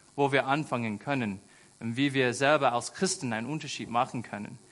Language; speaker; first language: German; non-native, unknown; English